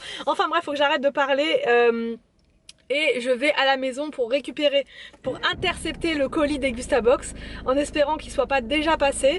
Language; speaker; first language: French; native; French